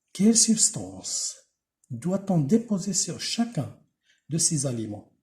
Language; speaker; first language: French; non-native, local second language; Arabic